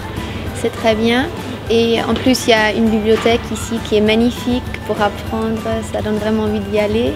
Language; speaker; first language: French; non-native, fluent; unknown